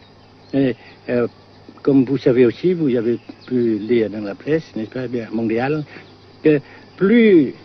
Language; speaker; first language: French; non-native, fluent; Vietnamese